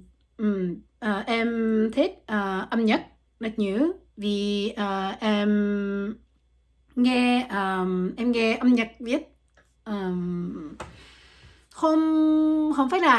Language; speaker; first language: Vietnamese; non-native, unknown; French